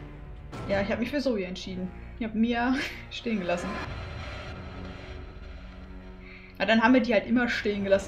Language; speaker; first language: German; native; German